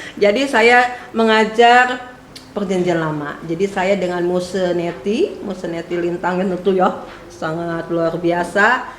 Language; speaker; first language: Indonesian; native; Indonesian